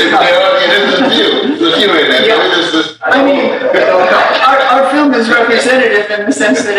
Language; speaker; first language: English; native; English